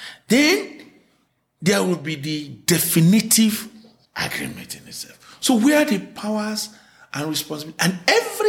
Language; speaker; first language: English; non-native, local second language; Yoruba